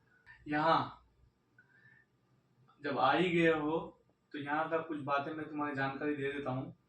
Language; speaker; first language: Hindi; native; Hindi